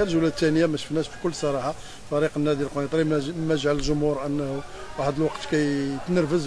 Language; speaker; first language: Arabic; native; Arabic